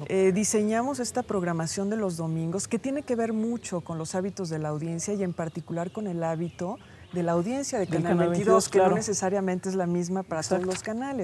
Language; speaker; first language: Spanish; native; Spanish